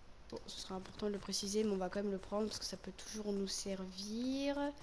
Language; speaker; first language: French; native; French